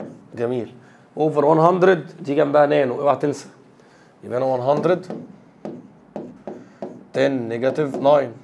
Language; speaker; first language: Arabic; native; Arabic